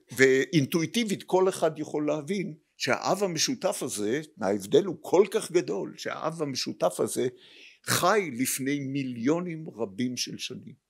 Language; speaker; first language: Hebrew; native; Hebrew